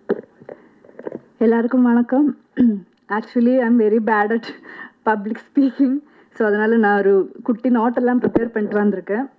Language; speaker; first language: Tamil; non-native, fluent; Malayalam